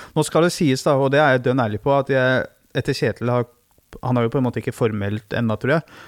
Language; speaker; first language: Norwegian; early bilingual, other home language; Persian